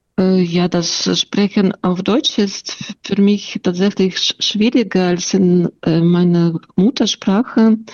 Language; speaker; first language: German; non-native, fluent; Russian